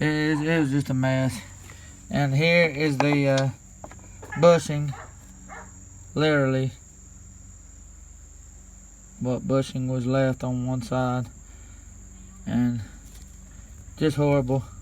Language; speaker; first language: English; native; English